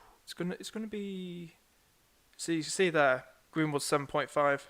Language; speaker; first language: English; native; English